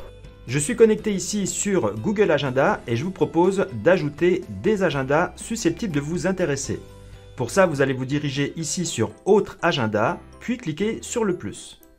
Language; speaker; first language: French; native; French